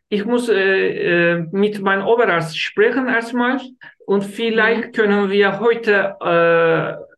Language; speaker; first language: German; non-native, learner; Turkish